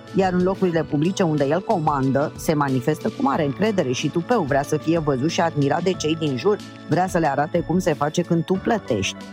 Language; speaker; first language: Romanian; native; Romanian